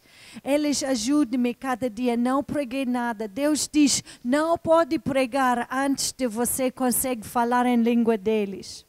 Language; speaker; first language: Portuguese; non-native, fluent; English